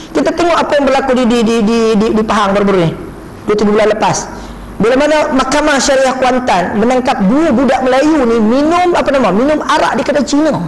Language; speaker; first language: Malay; non-native, local second language; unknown